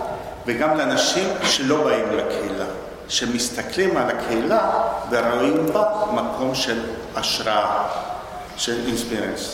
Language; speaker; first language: Hebrew; non-native, fluent; Spanish